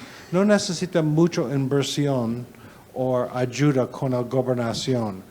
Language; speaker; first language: Spanish; non-native, learner; English